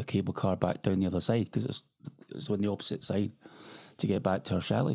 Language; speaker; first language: English; native; English